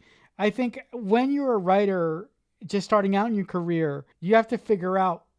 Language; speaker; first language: English; native; English